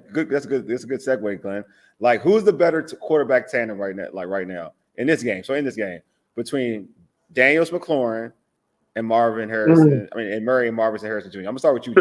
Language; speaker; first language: English; native; English